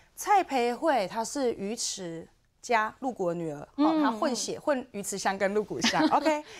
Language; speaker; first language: Chinese; native; Chinese